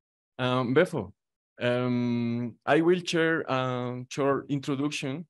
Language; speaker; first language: English; non-native, fluent; Spanish